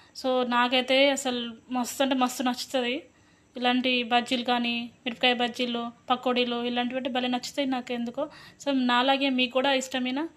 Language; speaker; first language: Telugu; non-native, local second language; Lambadi